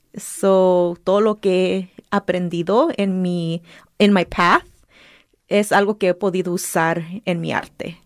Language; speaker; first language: Spanish; early bilingual, heritage; Spanish